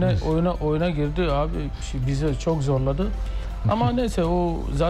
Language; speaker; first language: Turkish; non-native, learner; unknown